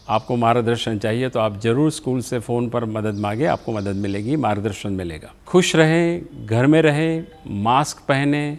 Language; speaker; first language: Hindi; non-native, local second language; Gujarati